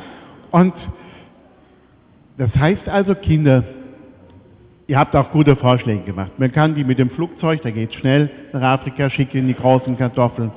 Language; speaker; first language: German; native; German